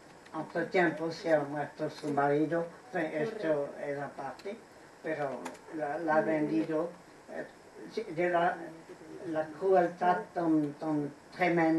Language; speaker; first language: Spanish; non-native, fluent; French